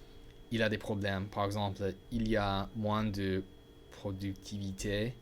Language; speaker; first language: French; non-native, learner; English